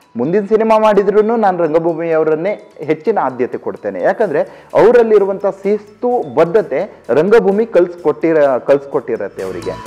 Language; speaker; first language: Kannada; native; Kannada